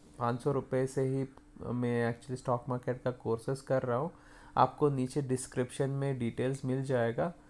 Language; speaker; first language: Hindi; non-native, local second language; Kannada